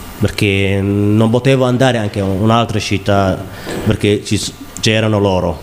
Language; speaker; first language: Italian; non-native, learner; Somali